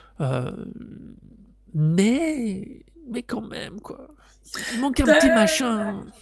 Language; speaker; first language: French; native; French